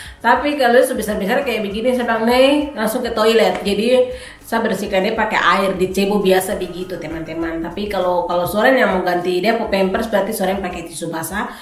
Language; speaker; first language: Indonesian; native; Indonesian